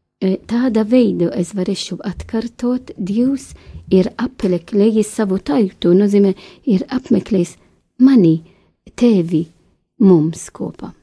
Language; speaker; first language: Latvian; non-native, learner; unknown